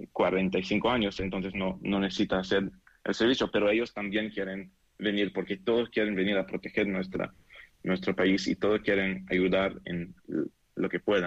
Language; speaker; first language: Spanish; non-native, learner; Hebrew